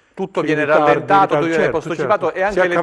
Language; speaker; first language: Italian; native; Italian